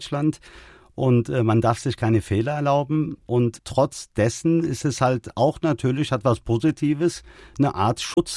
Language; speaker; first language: German; early bilingual, other home language; Turkish